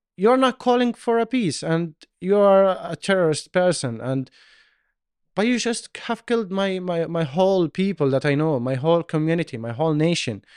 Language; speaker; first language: English; non-native, learner; Arabic